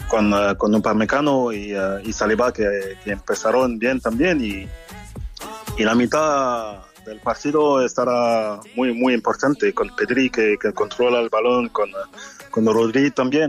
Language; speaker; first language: Spanish; non-native, fluent; French